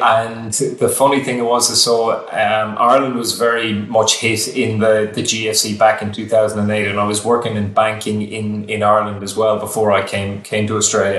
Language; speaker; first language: English; native; English